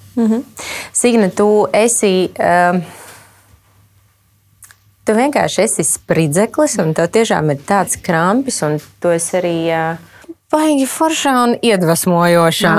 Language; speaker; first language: Latvian; native; Latvian